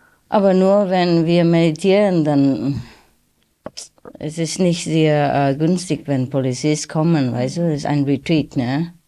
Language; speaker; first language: German; non-native, learner; Vietnamese